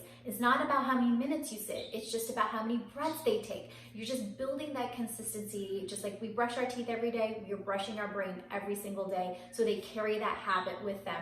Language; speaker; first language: English; native; English